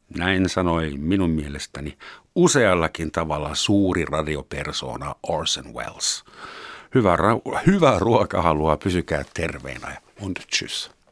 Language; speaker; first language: Finnish; non-native, fluent; German